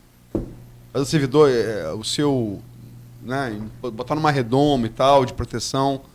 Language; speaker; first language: Portuguese; native; Portuguese